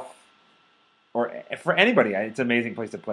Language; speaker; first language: English; native; English